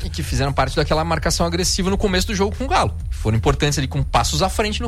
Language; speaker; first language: Portuguese; native; Portuguese